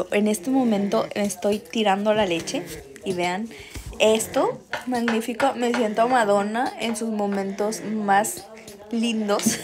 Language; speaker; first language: Spanish; native; Spanish